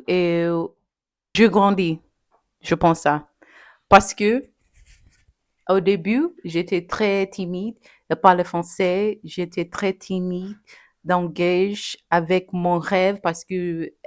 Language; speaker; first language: French; non-native, learner; English